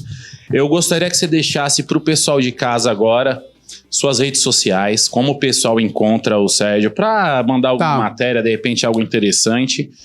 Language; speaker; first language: Portuguese; native; Portuguese